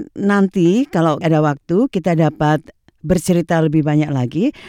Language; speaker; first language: Indonesian; native; Indonesian